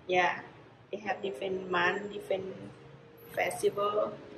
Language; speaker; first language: English; non-native, learner; Lao